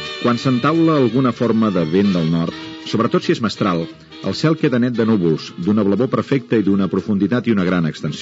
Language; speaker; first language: Catalan; native; Catalan